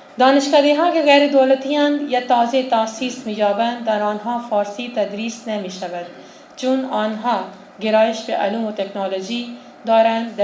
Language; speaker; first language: Persian; non-native, fluent; Urdu